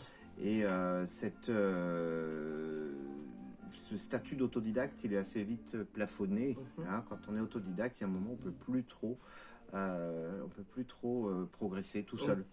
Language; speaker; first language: French; native; French